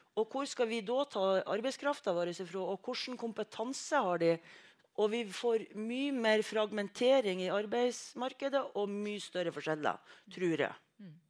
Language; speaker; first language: Norwegian; native; Norwegian